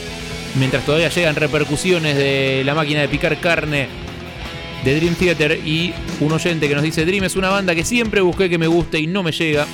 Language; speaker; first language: Spanish; native; Spanish